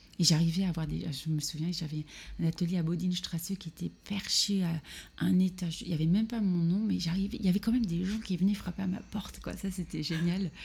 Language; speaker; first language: French; native; French